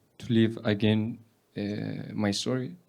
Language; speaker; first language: English; non-native, learner; Persian